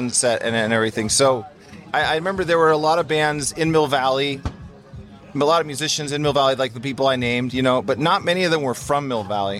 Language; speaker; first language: English; native; English